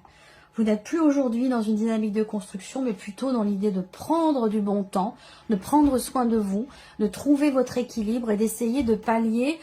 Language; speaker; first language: French; native; French